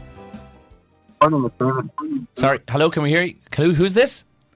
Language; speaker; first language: English; native; English